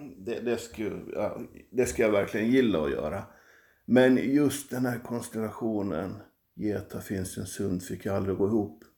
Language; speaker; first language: Swedish; native; Swedish